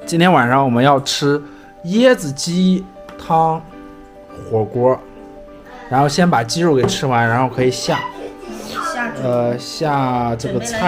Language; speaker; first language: Chinese; non-native, fluent; English